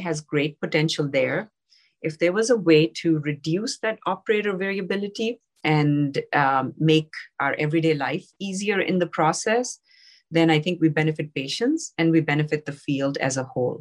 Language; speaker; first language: English; non-native, local second language; Urdu